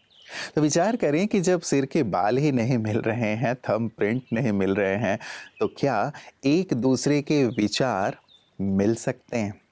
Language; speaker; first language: Hindi; native; Hindi